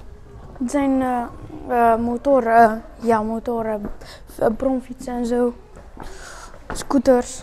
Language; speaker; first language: Dutch; early bilingual, other home language; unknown